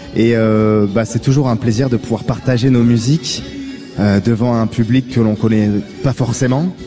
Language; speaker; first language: French; native; French